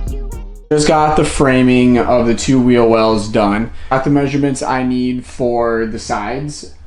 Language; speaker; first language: English; native; English